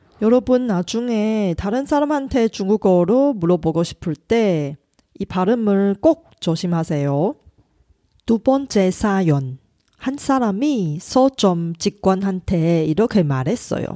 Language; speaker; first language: Korean; non-native, fluent; Chinese